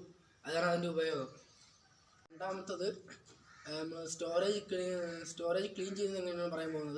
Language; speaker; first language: Malayalam; native; Malayalam